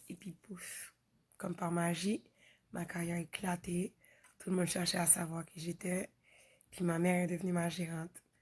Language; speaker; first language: French; non-native, local second language; Haitian Creole